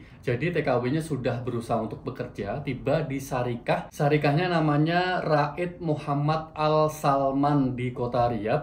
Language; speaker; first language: Indonesian; native; Indonesian